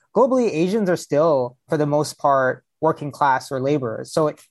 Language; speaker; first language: English; early bilingual, other home language; Hindi